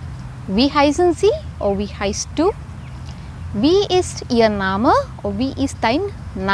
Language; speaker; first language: German; non-native, fluent; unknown